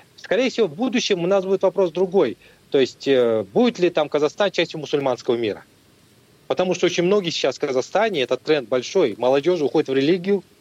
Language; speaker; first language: Russian; native; Russian